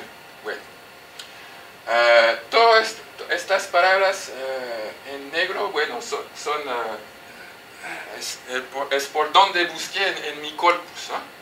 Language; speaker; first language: Spanish; non-native, fluent; French